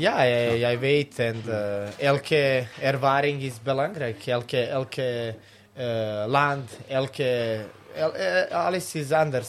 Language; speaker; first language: Dutch; non-native, learner; Serbian